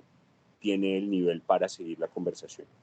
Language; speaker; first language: Spanish; native; Spanish